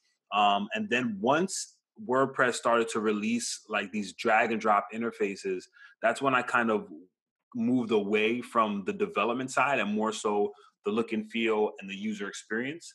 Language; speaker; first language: English; native; English